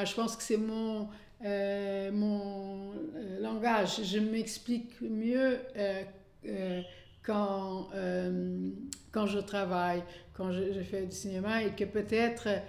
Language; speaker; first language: French; non-native, fluent; Portuguese